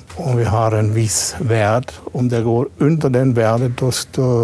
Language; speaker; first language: Swedish; non-native, fluent; German